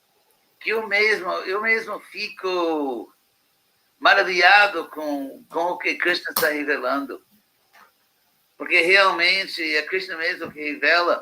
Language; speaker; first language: Portuguese; non-native, fluent; English